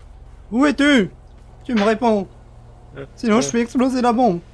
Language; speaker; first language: French; native; French